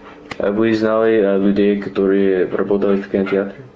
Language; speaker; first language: Russian; non-native, learner; English